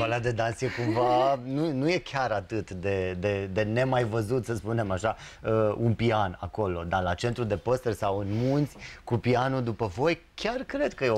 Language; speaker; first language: Romanian; native; Romanian